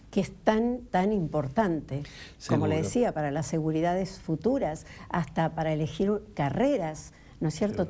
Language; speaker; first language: Spanish; native; Spanish